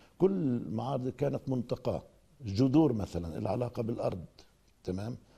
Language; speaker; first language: Arabic; native; Arabic